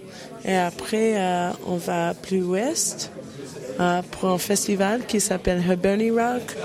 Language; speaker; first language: French; non-native, learner; English